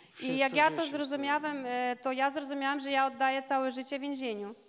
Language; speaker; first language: Polish; non-native, learner; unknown